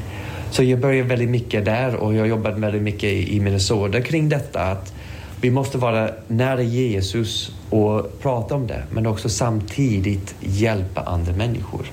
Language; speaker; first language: Swedish; non-native, fluent; English